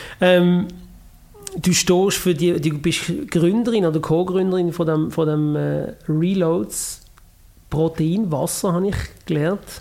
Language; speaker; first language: German; native; German